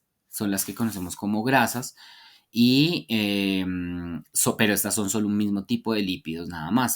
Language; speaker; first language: Spanish; native; Spanish